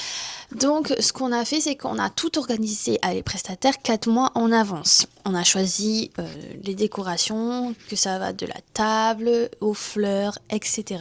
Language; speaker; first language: French; native; French